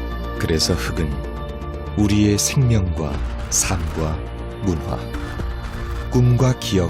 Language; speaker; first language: Korean; native; Korean